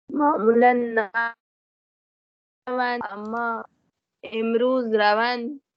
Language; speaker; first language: Persian; non-native, learner; Urdu